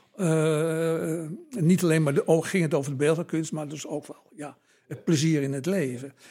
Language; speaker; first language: Dutch; native; Dutch